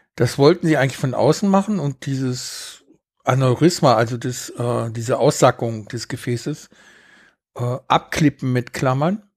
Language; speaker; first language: German; early bilingual, heritage; Spanish